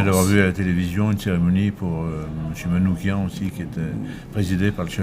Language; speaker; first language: French; native; French